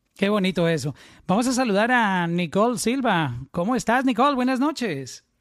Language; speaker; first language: Spanish; native; Spanish